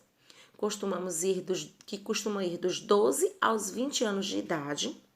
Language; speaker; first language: Portuguese; native; Portuguese